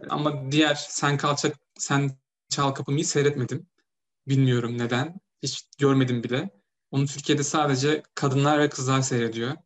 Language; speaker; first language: Turkish; native; Turkish